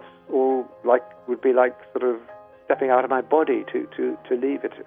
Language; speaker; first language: English; native; English